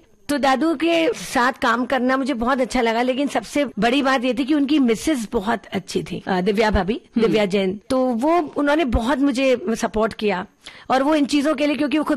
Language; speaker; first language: Hindi; native; Hindi